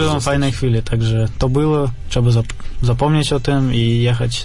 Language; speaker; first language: Polish; non-native, fluent; Russian